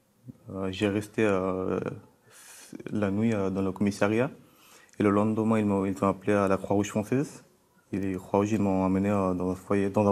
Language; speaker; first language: French; non-native, fluent; Bangla